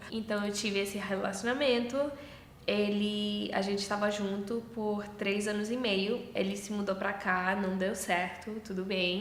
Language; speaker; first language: Portuguese; early bilingual, heritage; English